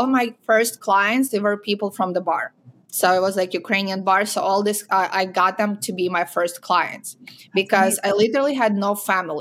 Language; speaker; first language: English; non-native, fluent; Ukrainian